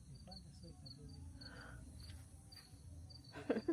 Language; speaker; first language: Spanish; native; Spanish